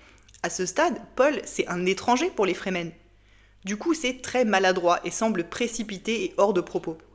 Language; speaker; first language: French; native; French